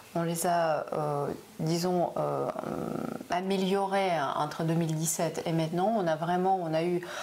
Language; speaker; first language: French; non-native, fluent; Russian